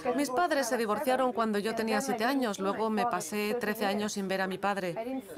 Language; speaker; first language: Spanish; non-native, fluent; Swedish